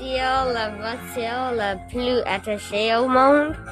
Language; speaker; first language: French; non-native, learner; English